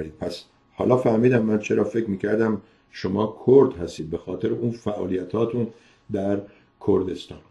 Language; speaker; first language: Persian; native; Persian